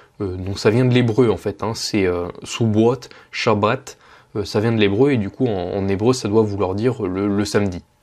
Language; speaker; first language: French; native; French